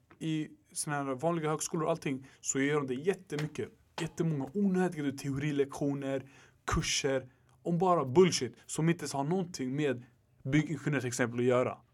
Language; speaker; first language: Swedish; early bilingual, other home language; Arabic